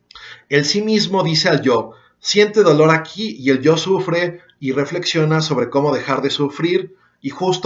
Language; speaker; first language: Spanish; native; Spanish